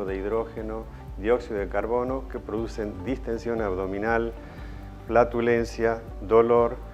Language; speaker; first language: Spanish; native; Spanish